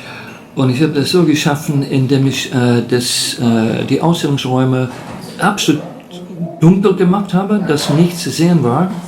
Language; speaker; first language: German; non-native, fluent; English